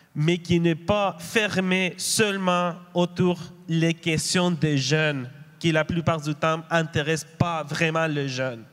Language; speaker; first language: French; non-native, fluent; Spanish